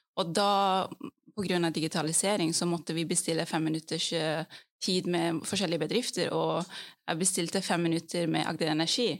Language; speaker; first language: Norwegian; early bilingual, other home language; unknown